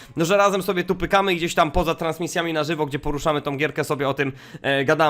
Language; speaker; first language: Polish; native; Polish